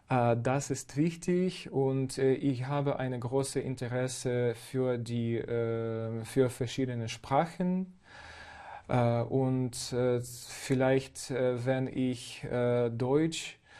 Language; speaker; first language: German; non-native, fluent; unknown